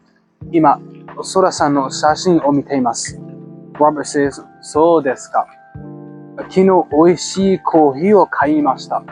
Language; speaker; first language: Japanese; non-native, learner; English